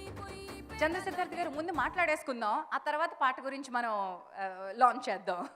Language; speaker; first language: Telugu; native; Telugu